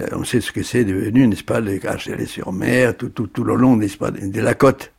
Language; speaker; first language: French; early bilingual, other home language; Spanish